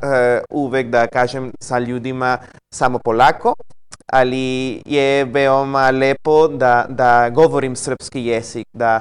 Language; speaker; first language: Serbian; non-native, learner; Spanish